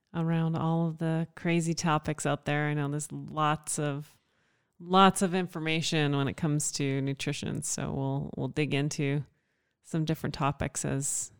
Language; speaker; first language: English; native; English